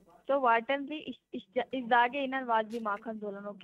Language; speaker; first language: German; non-native, learner; Hindi